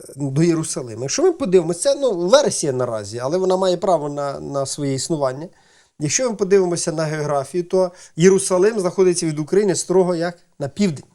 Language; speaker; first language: Ukrainian; native; Ukrainian